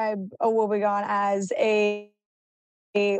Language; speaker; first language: English; early bilingual, other home language; Spanish